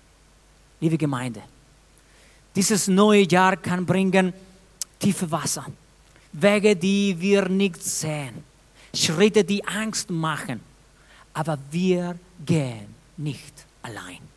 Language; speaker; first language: German; non-native, fluent; Spanish